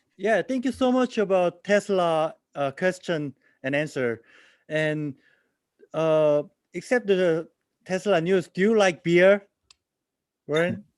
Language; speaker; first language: English; non-native, learner; Korean